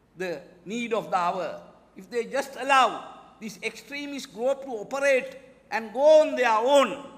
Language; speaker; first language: English; non-native, local second language; Sinhala